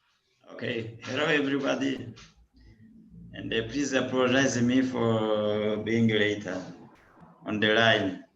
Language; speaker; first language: English; non-native, learner; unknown